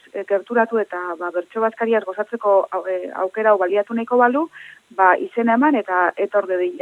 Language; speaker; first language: Basque; native; Basque